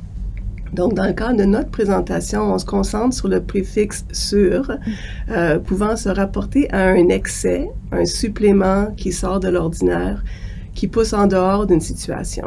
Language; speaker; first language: French; native; French